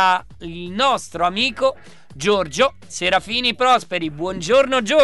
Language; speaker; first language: Italian; native; Italian